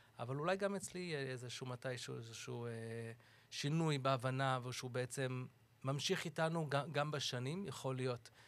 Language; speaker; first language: Hebrew; early bilingual, other home language; English